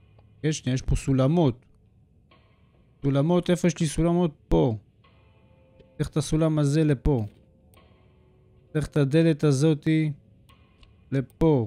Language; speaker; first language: Hebrew; native; Hebrew